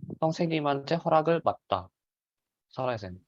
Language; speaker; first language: Korean; non-native, learner; Indonesian